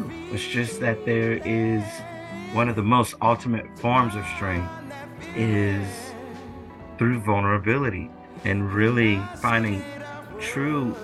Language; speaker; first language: English; native; English